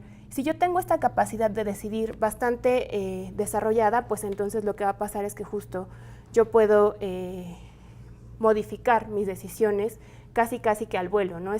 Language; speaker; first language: Spanish; native; Spanish